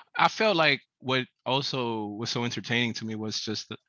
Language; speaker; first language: English; early bilingual, other home language; Spanish